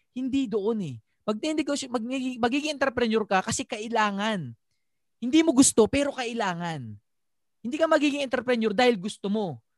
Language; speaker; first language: Filipino; native; Filipino